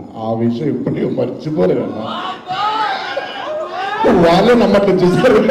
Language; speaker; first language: Telugu; native; Telugu